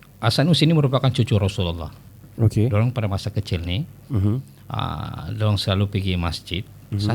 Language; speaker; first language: Malay; native; Malay